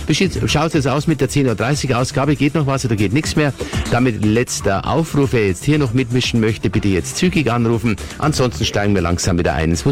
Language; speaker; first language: German; native; German